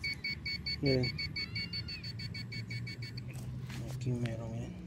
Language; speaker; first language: Spanish; native; Spanish